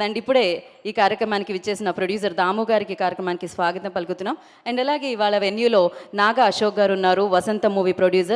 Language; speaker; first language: Telugu; native; Telugu